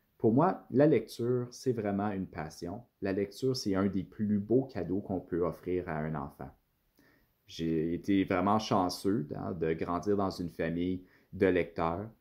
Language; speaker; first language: French; native; French